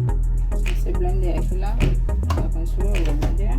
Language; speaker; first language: French; non-native, local second language; Haitian Creole